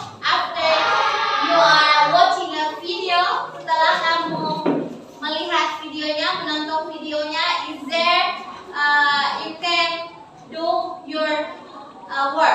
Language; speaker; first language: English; non-native, learner; Indonesian